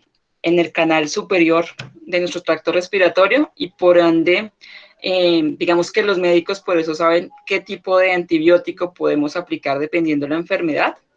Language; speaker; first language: Spanish; native; Spanish